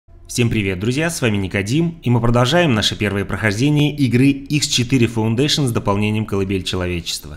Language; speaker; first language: Russian; native; Russian